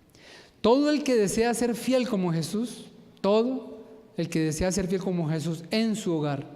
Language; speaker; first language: Spanish; native; Spanish